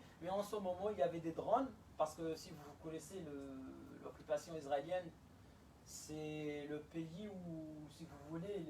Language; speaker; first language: French; non-native, fluent; Arabic